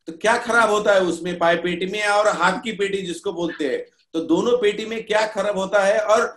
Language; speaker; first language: Hindi; non-native, local second language; Marathi